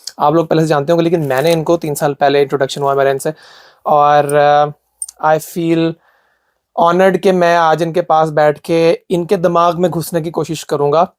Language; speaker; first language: Urdu; non-native, local second language; Punjabi